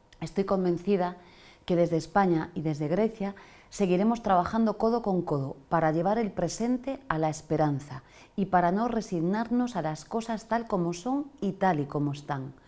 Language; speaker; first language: Spanish; native; Spanish